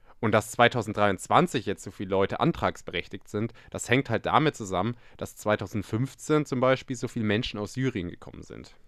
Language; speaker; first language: German; native; German